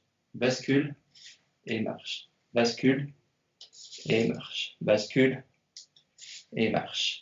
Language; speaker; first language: French; native; French